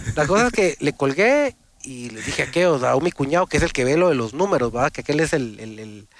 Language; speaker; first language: Spanish; native; Spanish